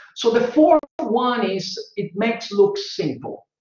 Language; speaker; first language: English; non-native, fluent; Portuguese